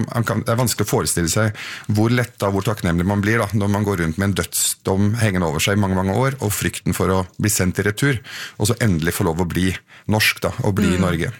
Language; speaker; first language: Norwegian; early bilingual, other home language; Arabic